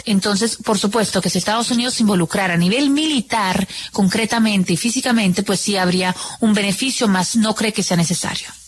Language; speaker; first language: Spanish; native; Spanish